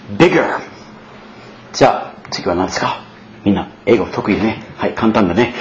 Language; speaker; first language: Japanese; non-native, fluent; English